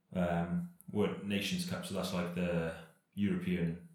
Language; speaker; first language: English; native; English